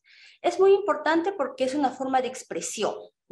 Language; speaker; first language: Spanish; native; Spanish